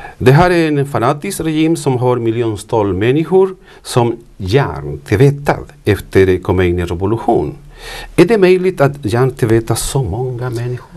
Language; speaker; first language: Swedish; non-native, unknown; Spanish